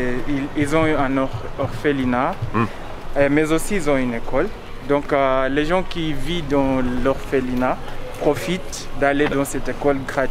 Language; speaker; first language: French; non-native, fluent; Luo (Kenya and Tanzania)